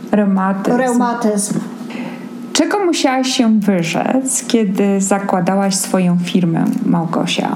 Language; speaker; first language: Polish; native; Polish